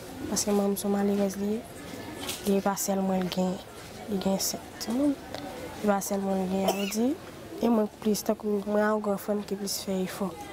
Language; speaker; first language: French; non-native, learner; Haitian Creole